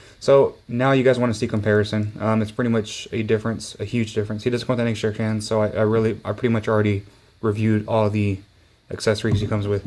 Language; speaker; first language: English; native; English